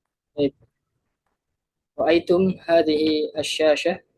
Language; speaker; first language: Arabic; non-native, fluent; Indonesian